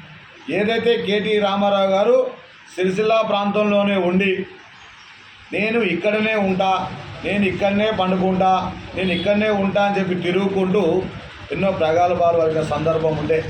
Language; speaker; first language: Telugu; native; Telugu